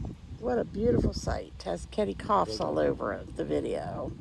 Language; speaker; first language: English; native; English